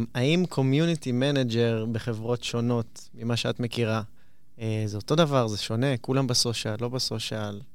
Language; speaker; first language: Hebrew; native; Hebrew